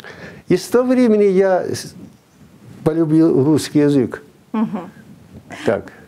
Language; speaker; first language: Russian; non-native, fluent; Chinese